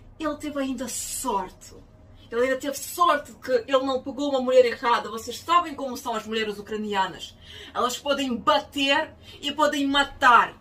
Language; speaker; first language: Portuguese; non-native, fluent; Ukrainian